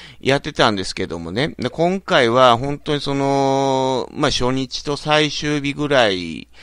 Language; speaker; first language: Japanese; native; Japanese